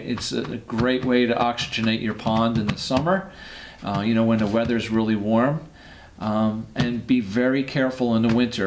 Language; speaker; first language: English; native; English